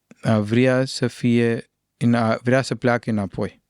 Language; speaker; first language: Romanian; non-native, fluent; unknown